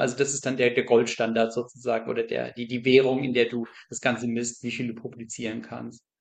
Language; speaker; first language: German; native; German